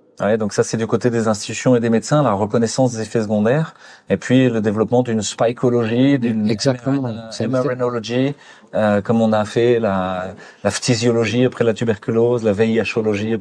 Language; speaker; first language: French; native; French